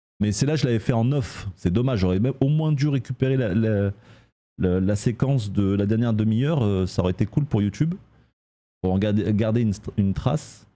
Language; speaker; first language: French; native; French